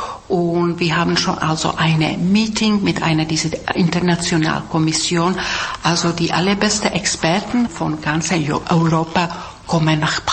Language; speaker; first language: German; non-native, fluent; Czech